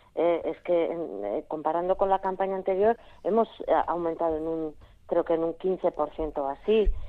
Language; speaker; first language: Spanish; native; Spanish